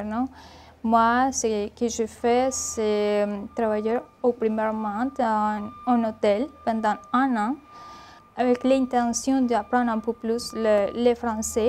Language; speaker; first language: French; non-native, learner; Spanish